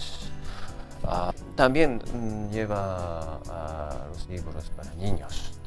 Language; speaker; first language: Spanish; non-native, fluent; Japanese